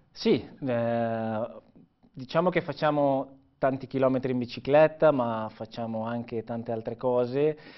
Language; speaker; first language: Italian; non-native, fluent; Catalan